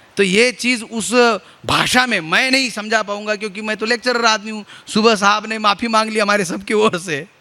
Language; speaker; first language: Hindi; non-native, local second language; Marathi